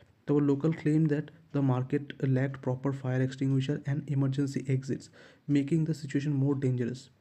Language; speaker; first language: English; non-native, local second language; Bangla